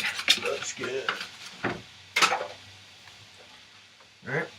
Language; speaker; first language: English; native; English